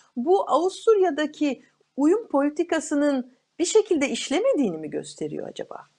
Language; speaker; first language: Turkish; native; Turkish